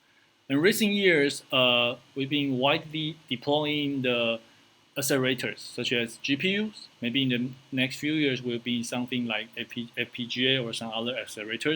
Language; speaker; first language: English; non-native, fluent; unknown